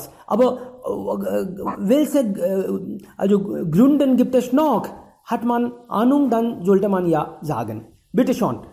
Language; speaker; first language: German; non-native, fluent; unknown